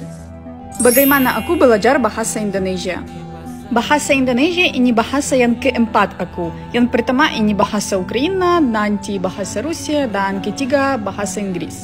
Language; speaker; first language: Indonesian; non-native, fluent; Ukrainian